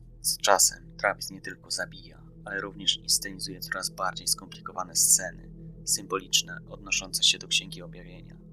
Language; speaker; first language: Polish; native; Polish